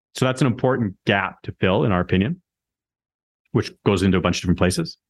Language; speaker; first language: English; native; English